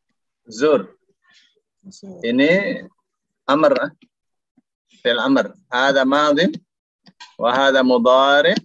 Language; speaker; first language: Arabic; non-native, fluent; Indonesian